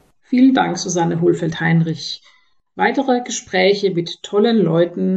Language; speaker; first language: German; native; German